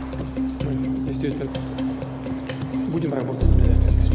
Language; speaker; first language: Russian; native; Russian